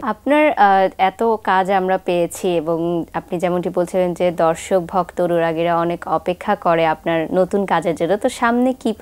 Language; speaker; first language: Bangla; native; Bangla